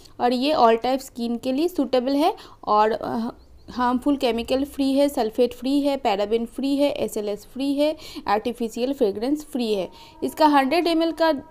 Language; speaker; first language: Hindi; non-native, local second language; Bangla